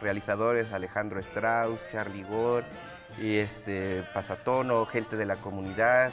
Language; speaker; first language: Spanish; native; Spanish